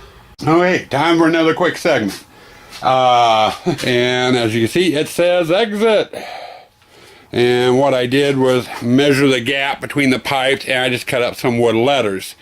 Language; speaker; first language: English; native; English